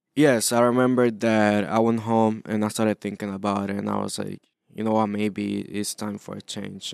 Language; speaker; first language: English; early bilingual, other home language; Spanish